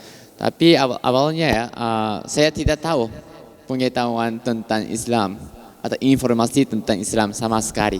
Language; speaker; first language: Indonesian; non-native, fluent; Japanese